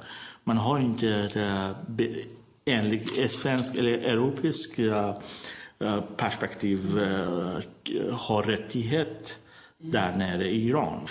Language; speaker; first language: Swedish; non-native, learner; Persian